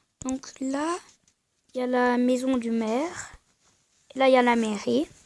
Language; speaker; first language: French; native; French